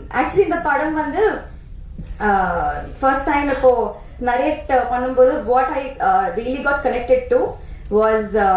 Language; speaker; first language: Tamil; non-native, learner; Telugu